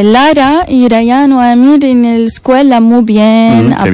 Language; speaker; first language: Spanish; non-native, learner; Arabic